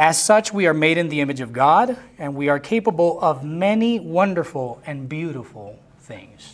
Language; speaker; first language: English; non-native, local second language; Spanish